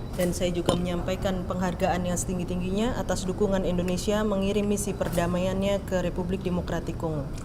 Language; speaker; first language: Indonesian; native; Indonesian